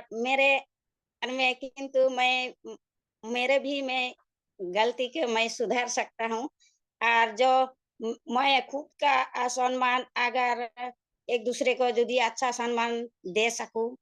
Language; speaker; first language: Hindi; non-native, local second language; Nepali